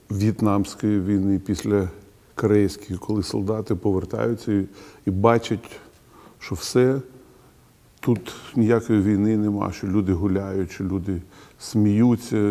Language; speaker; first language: Ukrainian; non-native, local second language; Russian